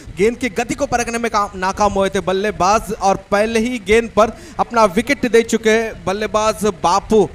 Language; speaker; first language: Hindi; non-native, local second language; Marathi